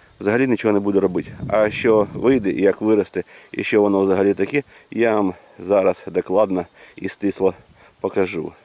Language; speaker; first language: Ukrainian; native; Ukrainian